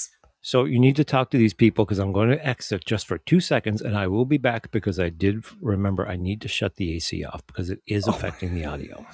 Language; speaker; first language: English; native; English